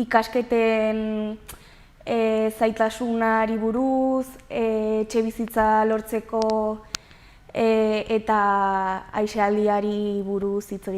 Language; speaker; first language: Basque; non-native, local second language; Spanish